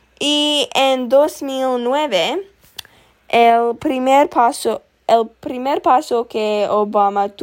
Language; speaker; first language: Spanish; non-native, learner; English